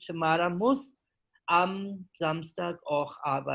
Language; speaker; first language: German; non-native, fluent; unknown